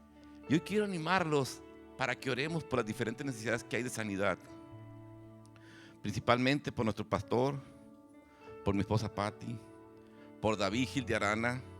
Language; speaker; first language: Spanish; native; Spanish